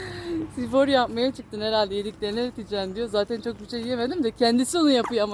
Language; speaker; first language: Turkish; native; Turkish